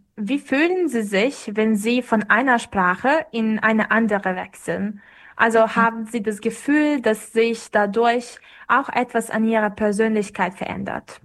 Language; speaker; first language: German; non-native, fluent; Serbian